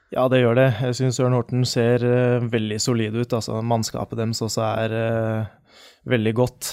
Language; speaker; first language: Norwegian; native; Norwegian